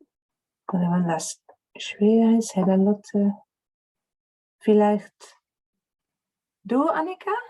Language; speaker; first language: German; non-native, learner; Dutch